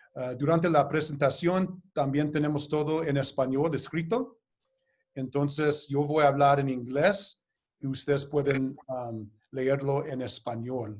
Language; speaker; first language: Spanish; early bilingual, heritage; Spanish